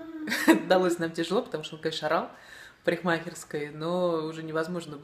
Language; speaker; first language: Russian; native; Russian